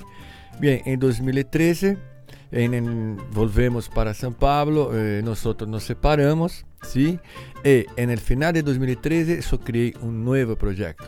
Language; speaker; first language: Spanish; non-native, fluent; Portuguese